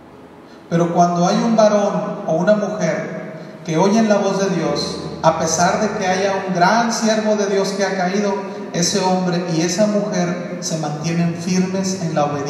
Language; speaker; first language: Spanish; native; Spanish